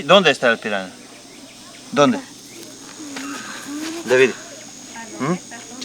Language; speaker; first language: Spanish; non-native, learner; Serbian